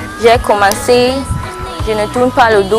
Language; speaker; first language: French; non-native, local second language; English